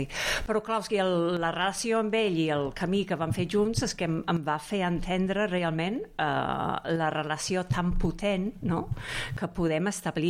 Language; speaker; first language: Catalan; non-native, fluent; English